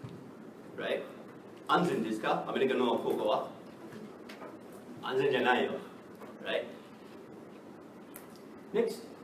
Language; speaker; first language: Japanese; non-native, learner; English